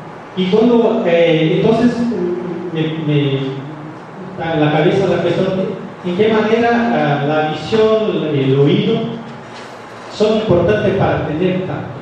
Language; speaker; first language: Spanish; non-native, fluent; Portuguese